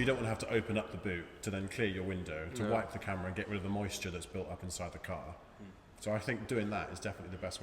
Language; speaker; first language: English; native; English